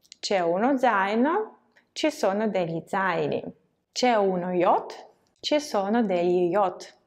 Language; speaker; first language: Italian; non-native, fluent; Russian